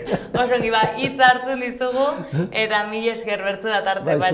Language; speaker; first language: Basque; native; Basque